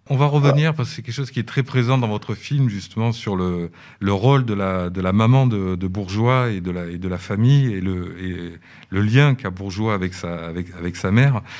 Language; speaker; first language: French; native; French